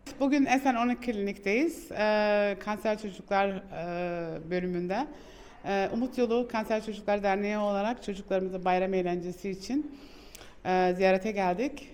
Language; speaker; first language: Turkish; early bilingual, heritage; Turkish